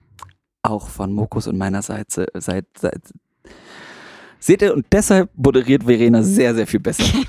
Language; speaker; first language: German; native; German